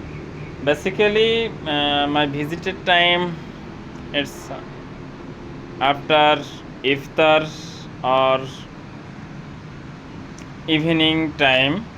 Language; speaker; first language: English; non-native, learner; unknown